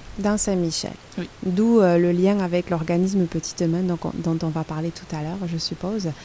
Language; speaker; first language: French; native; French